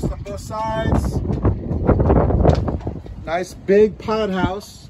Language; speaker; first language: English; native; English